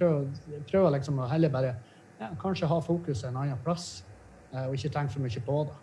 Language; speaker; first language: Norwegian; native; Norwegian